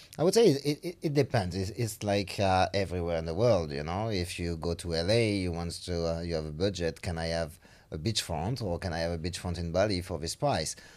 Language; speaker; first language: English; non-native, fluent; French